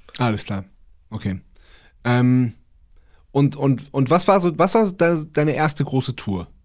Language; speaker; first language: German; native; German